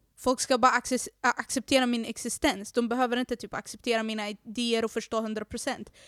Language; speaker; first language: Swedish; native; Swedish